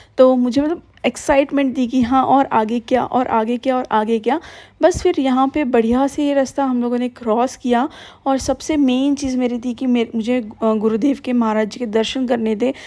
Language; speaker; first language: Hindi; native; Hindi